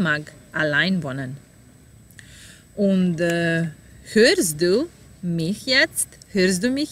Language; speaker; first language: German; non-native, fluent; Serbian